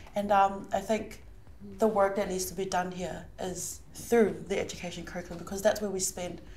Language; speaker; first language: English; early bilingual, other home language; Samoan